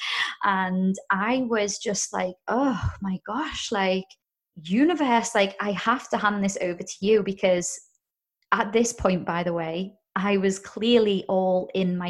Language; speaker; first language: English; native; English